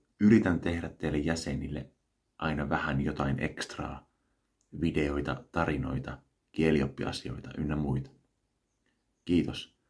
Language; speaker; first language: Finnish; native; Finnish